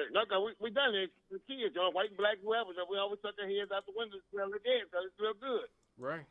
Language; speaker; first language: English; native; English